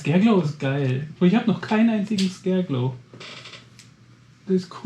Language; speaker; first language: German; native; German